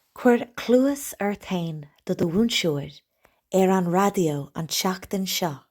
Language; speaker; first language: Irish; non-native, local second language; English